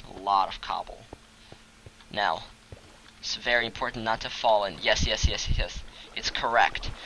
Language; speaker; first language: English; non-native, fluent; Russian